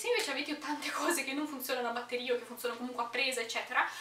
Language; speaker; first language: Italian; early bilingual, other home language; Romanian